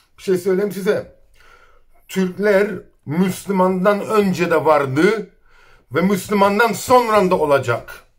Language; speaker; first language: Turkish; native; Turkish